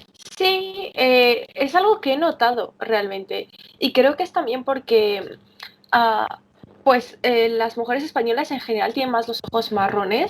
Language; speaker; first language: Spanish; early bilingual, other home language; Romanian